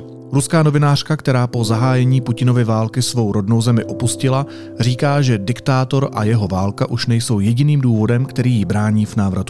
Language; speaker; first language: Czech; native; Czech